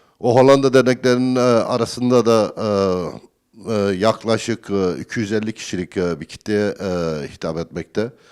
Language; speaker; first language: Turkish; native; Turkish